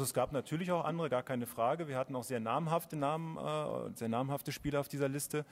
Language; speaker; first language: German; native; German